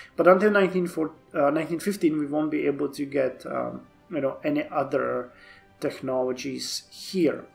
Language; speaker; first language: English; non-native, fluent; Czech